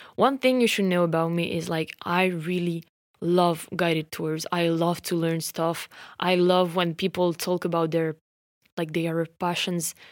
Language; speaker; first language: English; non-native, fluent; French